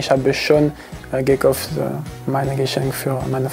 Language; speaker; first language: German; non-native, learner; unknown